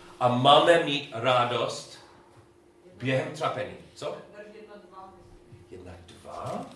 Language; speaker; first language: Czech; non-native, learner; English